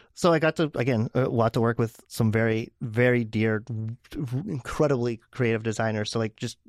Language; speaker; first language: English; native; English